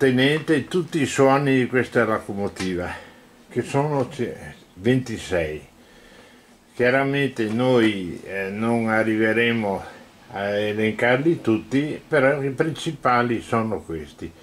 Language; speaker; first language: Italian; native; Italian